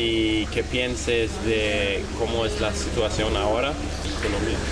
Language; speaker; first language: Spanish; non-native, learner; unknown